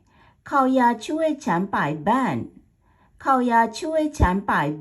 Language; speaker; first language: Thai; non-native, fluent; Burmese